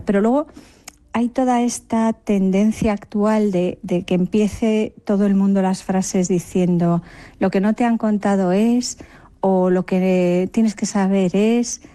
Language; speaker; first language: Spanish; native; Spanish